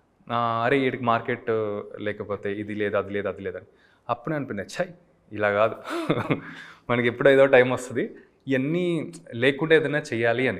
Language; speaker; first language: Telugu; native; Telugu